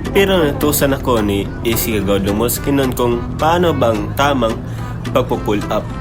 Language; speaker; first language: Filipino; non-native, local second language; Cebuano